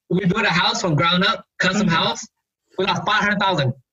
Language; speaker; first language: English; native; English